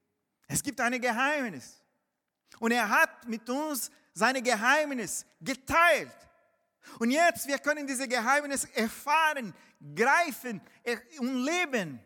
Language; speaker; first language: German; non-native, fluent; Portuguese